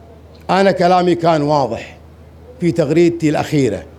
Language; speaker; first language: Arabic; native; Arabic